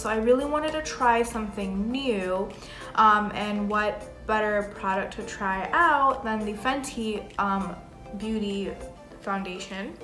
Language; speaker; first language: English; native; English